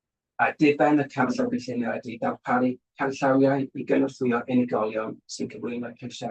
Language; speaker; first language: Welsh; native; Welsh